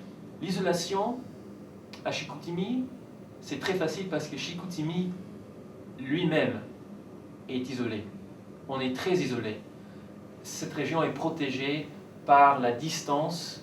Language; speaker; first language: French; non-native, fluent; English